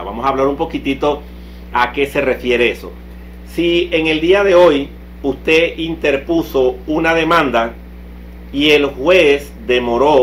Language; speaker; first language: Spanish; native; Spanish